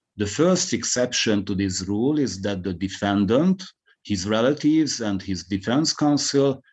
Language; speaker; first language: English; non-native, fluent; Hungarian